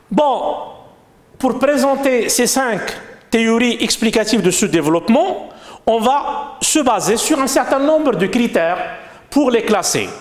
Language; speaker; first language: French; non-native, local second language; Arabic